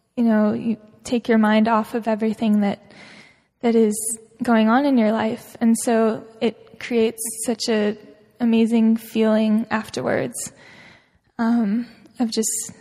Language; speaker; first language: English; native; English